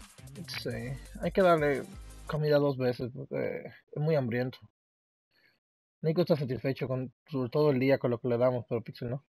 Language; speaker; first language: Spanish; early bilingual, heritage; Spanish